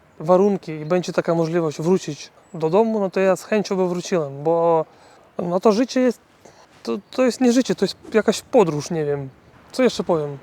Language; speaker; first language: Polish; non-native, learner; Russian